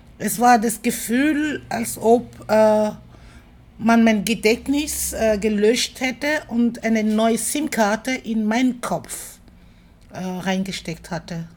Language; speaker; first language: German; non-native, fluent; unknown